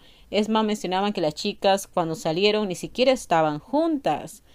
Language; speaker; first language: Spanish; native; Spanish